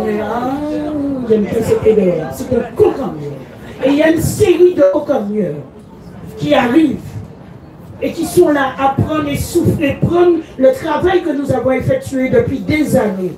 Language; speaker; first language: French; native; French